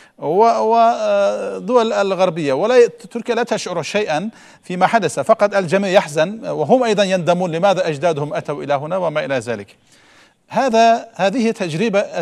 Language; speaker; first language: Arabic; non-native, fluent; Turkish